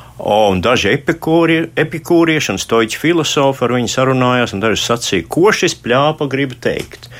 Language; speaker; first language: Latvian; native; Latvian